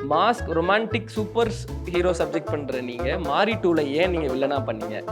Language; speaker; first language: Tamil; native; Tamil